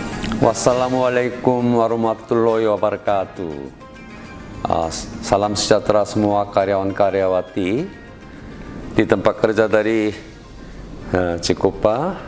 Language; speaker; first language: Indonesian; non-native, learner; Korean